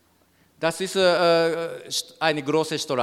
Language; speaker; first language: German; non-native, learner; Japanese